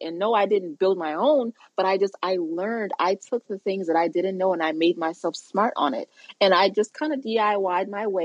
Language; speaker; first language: English; native; English